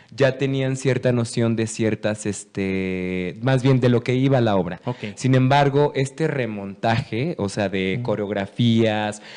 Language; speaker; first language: Spanish; native; Spanish